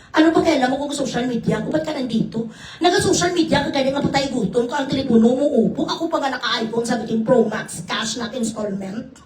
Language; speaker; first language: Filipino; non-native, local second language; Hiligaynon